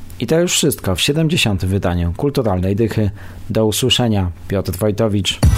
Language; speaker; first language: Polish; native; Polish